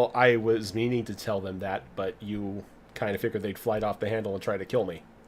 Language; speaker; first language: English; native; English